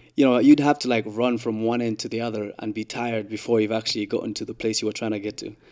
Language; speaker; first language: English; early bilingual, other home language; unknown